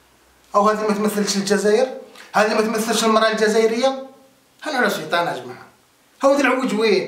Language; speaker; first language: Arabic; native; Arabic